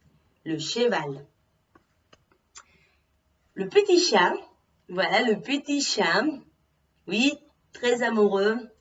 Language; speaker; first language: French; non-native, fluent; Spanish